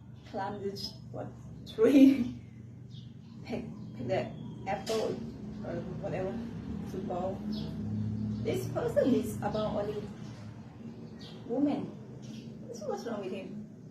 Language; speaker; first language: English; non-native, learner; Thai